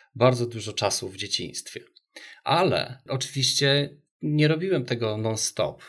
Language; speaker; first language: Polish; native; Polish